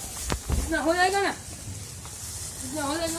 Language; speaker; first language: Hindi; non-native, local second language; Gujarati